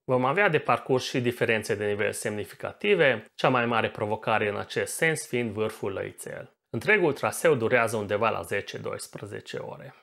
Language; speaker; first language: Romanian; non-native, local second language; Hungarian